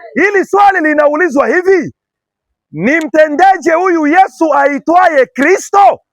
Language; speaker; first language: Swahili; non-native, local second language; Lingala